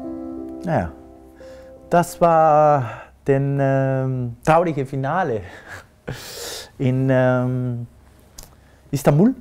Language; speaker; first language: German; non-native, fluent; Spanish